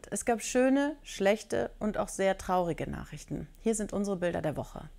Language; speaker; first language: German; native; German